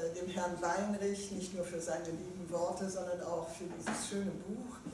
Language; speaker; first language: German; non-native, fluent; French